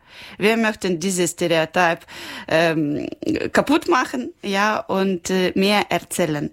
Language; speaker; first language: German; non-native, learner; Ukrainian